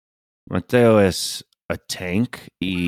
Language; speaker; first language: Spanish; non-native, learner; English